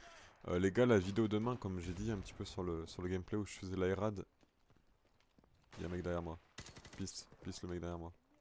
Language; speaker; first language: French; native; French